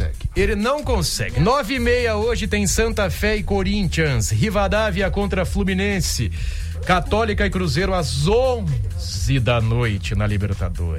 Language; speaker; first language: Portuguese; native; Portuguese